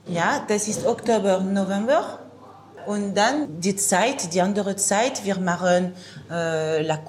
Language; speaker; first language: German; non-native, learner; French